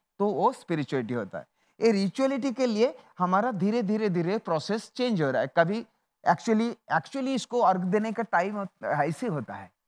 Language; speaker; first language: Hindi; non-native, local second language; Bangla